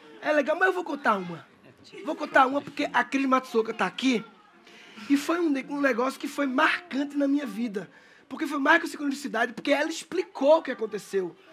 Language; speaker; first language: Portuguese; native; Portuguese